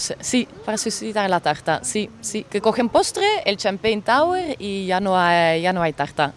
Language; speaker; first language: Spanish; non-native, fluent; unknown